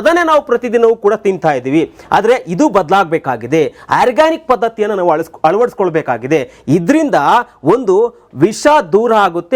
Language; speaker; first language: Kannada; native; Kannada